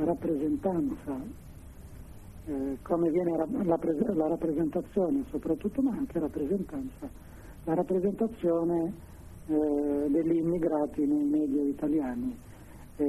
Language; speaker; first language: Italian; non-native, fluent; Arabic